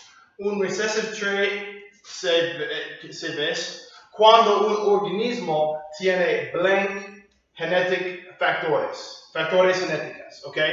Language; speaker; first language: Spanish; non-native, learner; English